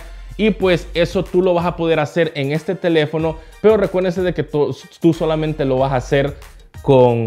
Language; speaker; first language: Spanish; native; Spanish